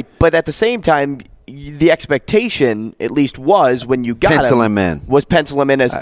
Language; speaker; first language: English; native; English